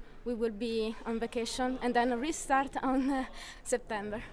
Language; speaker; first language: English; non-native, learner; Italian